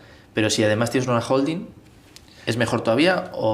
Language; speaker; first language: Spanish; native; Spanish